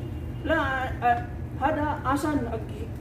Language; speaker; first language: Arabic; non-native, learner; Filipino